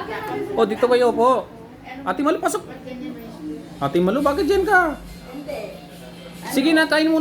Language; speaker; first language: Filipino; non-native, learner; Hindi